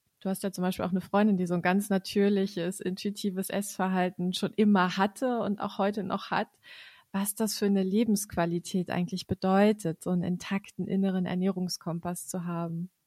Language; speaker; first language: German; native; German